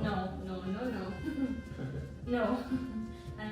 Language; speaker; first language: English; non-native, learner; Spanish